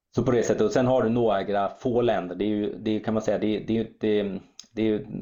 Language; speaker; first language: Swedish; early bilingual, other home language; German